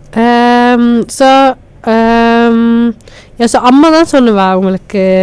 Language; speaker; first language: Tamil; native; Tamil